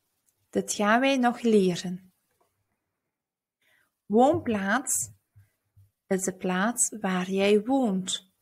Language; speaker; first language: Dutch; early bilingual, other home language; Turkish